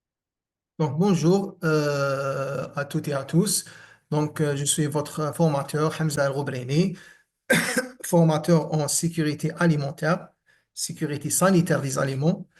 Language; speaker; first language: French; non-native, local second language; Arabic